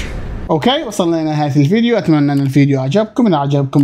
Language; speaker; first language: Arabic; native; Arabic